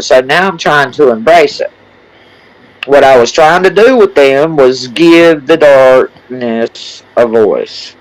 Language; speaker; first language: English; native; English